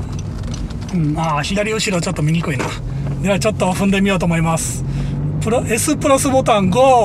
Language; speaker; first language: Japanese; native; Japanese